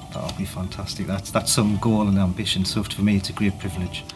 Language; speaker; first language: English; native; English